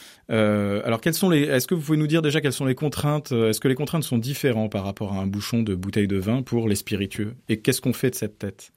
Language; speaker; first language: French; native; French